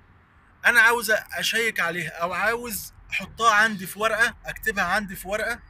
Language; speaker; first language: Arabic; native; Arabic